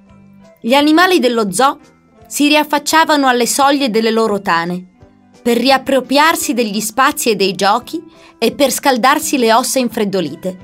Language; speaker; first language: Italian; native; Italian